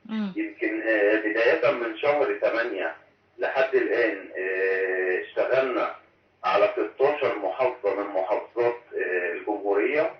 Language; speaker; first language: Arabic; native; Arabic